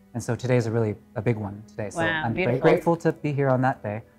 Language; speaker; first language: English; native; English